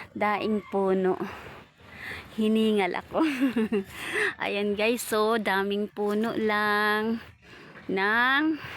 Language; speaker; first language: Filipino; non-native, local second language; Bikol